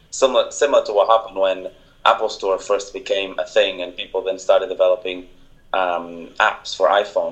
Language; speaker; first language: English; non-native, fluent; Portuguese